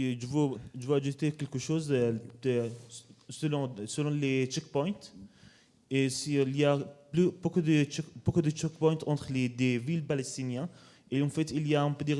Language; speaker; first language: French; non-native, learner; Arabic